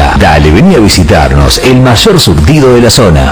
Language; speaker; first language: Spanish; native; Spanish